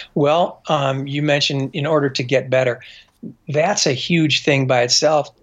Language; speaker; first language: English; native; English